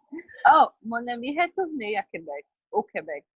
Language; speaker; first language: French; non-native, learner; Portuguese